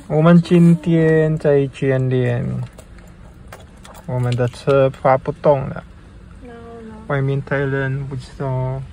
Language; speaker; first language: Chinese; non-native, learner; Filipino